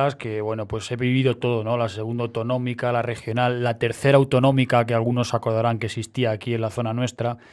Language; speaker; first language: Spanish; native; Spanish